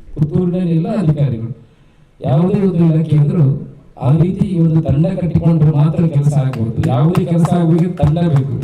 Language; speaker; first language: Kannada; non-native, local second language; Tulu